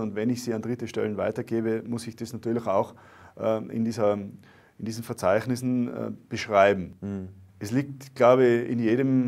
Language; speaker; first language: German; native; German